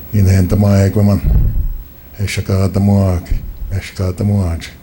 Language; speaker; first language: English; early bilingual, other home language; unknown